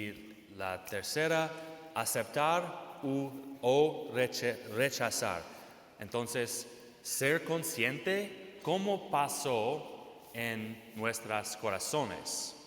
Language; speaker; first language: Spanish; non-native, fluent; English